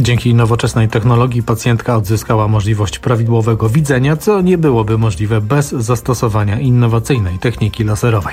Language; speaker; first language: Polish; native; Polish